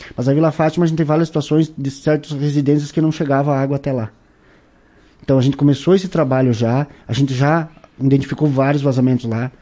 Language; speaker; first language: Portuguese; native; Portuguese